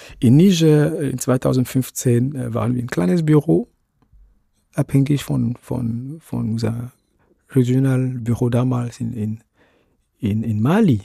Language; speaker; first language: German; non-native, fluent; Ewe